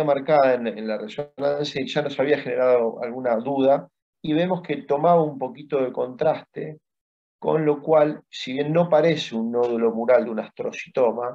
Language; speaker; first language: Spanish; native; Spanish